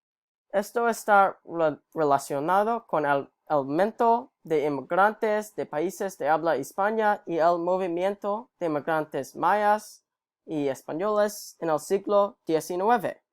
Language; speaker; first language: Spanish; non-native, learner; English